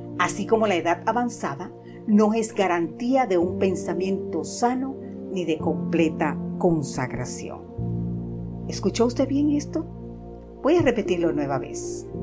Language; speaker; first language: Spanish; native; Spanish